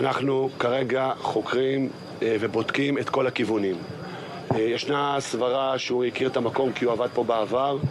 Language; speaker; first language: Hebrew; native; Hebrew